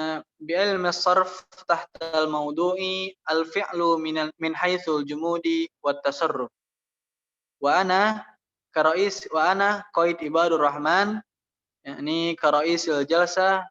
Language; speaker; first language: Arabic; non-native, learner; Indonesian